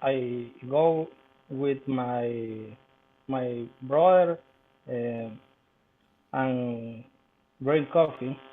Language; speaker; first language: English; non-native, learner; Spanish